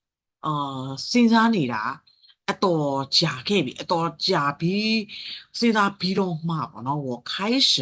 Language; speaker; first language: Burmese; native; Burmese